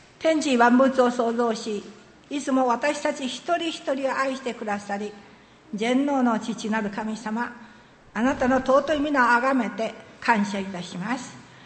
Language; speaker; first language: Japanese; non-native, fluent; Min Nan Chinese